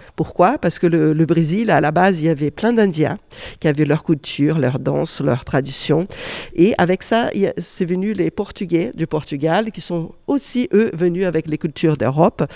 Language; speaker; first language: French; non-native, fluent; Portuguese